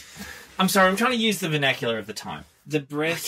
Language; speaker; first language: English; native; English